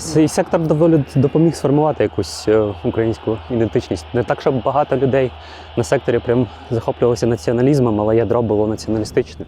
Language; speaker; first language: Ukrainian; non-native, local second language; Russian